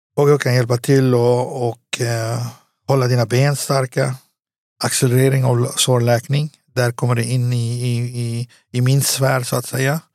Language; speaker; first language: Swedish; early bilingual, other home language; Arabic